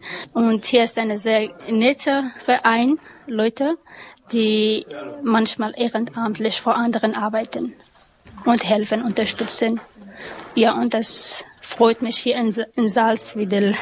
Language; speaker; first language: German; non-native, learner; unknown